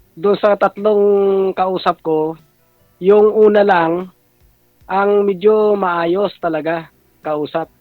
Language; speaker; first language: Filipino; non-native, local second language; Cebuano